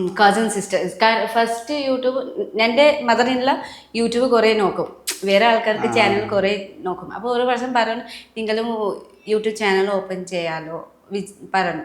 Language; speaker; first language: Malayalam; non-native, learner; Nepali